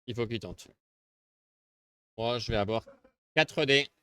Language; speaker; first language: French; native; French